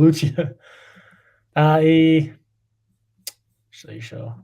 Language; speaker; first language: Russian; non-native, learner; English